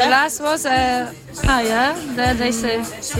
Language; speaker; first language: English; non-native, fluent; German